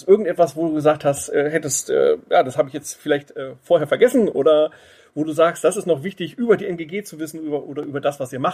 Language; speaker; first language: German; native; German